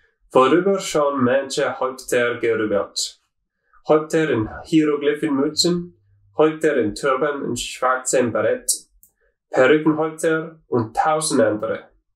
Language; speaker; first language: German; non-native, learner; English